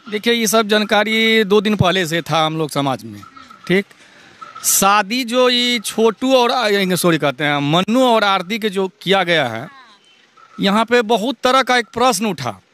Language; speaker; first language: Hindi; native; Hindi